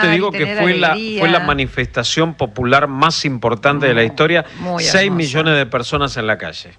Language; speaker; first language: Spanish; native; Spanish